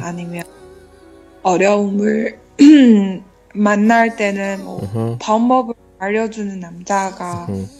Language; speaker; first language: Korean; non-native, learner; Chinese